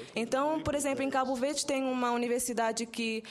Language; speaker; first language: Portuguese; non-native, local second language; Kabuverdianu